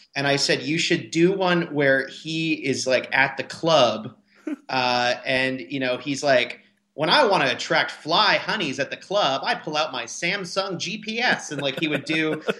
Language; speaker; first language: English; native; English